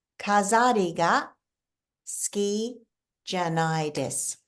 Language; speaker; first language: Japanese; non-native, fluent; English